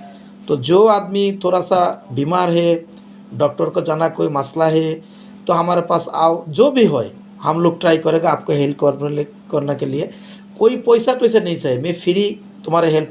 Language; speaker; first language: Hindi; non-native, fluent; Bangla